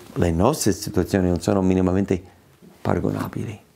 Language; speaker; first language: Italian; non-native, fluent; English